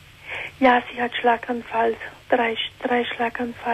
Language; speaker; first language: German; non-native, learner; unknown